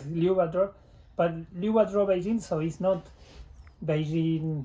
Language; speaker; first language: English; non-native, learner; Spanish